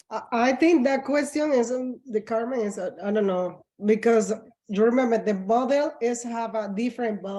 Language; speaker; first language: English; non-native, learner; Spanish